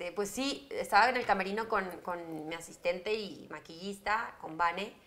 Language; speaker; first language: Spanish; native; Spanish